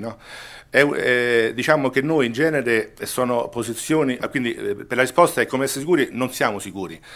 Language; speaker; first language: Italian; native; Italian